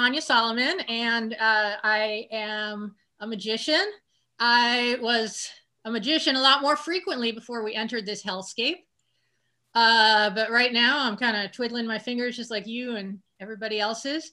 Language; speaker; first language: English; native; English